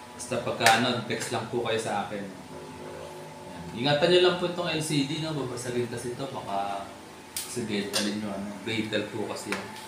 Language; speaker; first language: Filipino; native; Filipino